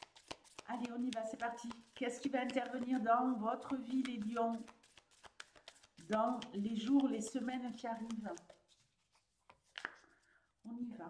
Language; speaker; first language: French; native; French